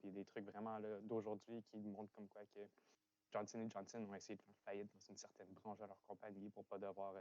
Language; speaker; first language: French; native; French